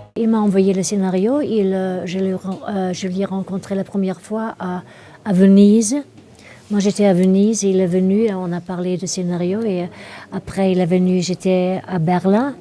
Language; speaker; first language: French; non-native, fluent; German